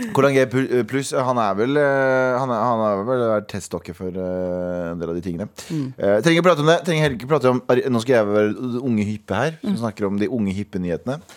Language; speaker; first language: Norwegian; early bilingual, other home language; Kurdish